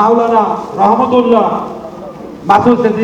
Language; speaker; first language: Italian; non-native, learner; Bangla